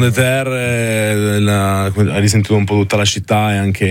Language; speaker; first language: French; non-native, learner; Italian